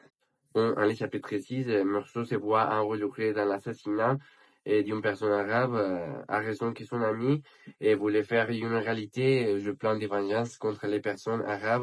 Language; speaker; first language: French; non-native, learner; Spanish